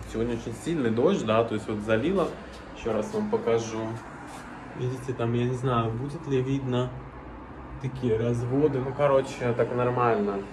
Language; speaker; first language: Russian; native; Russian